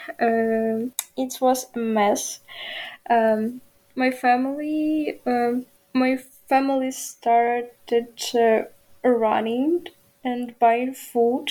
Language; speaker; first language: English; non-native, learner; Ukrainian